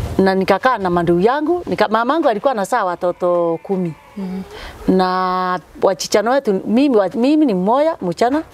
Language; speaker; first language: Swahili; non-native, local second language; Meru